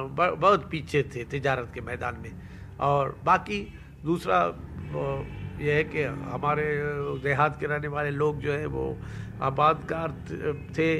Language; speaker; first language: Urdu; non-native, local second language; Sindhi